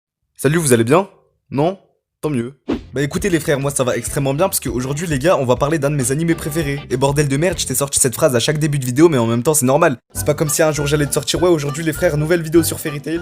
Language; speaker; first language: French; native; French